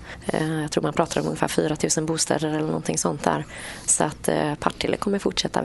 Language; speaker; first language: Swedish; native; Swedish